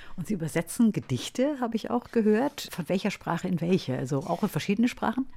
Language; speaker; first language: German; native; German